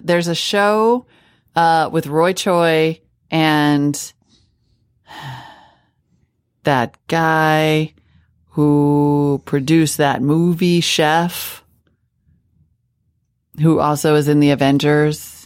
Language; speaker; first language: English; native; English